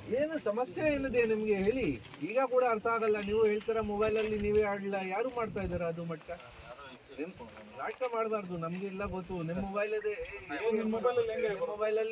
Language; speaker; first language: Kannada; non-native, learner; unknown